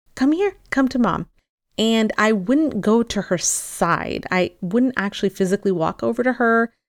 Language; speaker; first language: English; early bilingual, other home language; Spanish